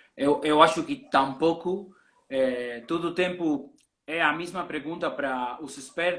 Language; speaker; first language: Portuguese; non-native, learner; Spanish